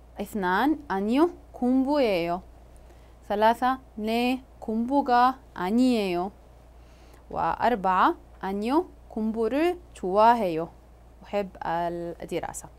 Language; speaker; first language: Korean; non-native, fluent; Arabic